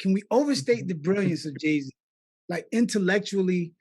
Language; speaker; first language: English; native; English